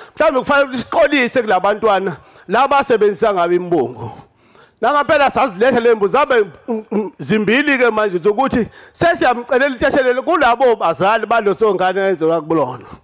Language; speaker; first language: Zulu; native; Zulu